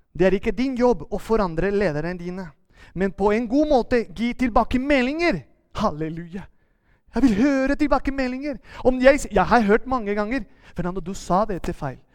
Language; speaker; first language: Norwegian; non-native, fluent; Spanish